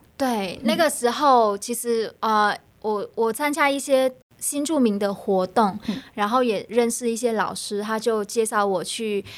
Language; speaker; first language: Chinese; non-native, fluent; Vietnamese